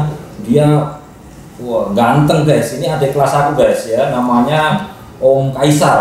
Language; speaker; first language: Indonesian; non-native, local second language; Javanese